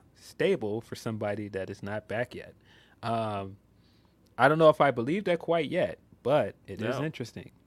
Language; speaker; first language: English; native; English